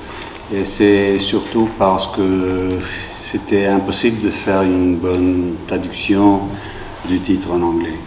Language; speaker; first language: French; non-native, fluent; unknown